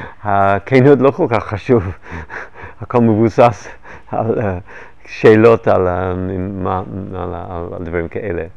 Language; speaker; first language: Hebrew; non-native, fluent; English